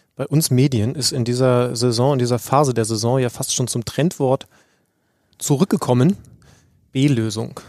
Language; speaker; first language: German; native; German